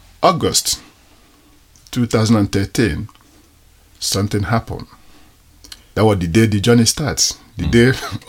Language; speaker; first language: English; non-native, local second language; Igbo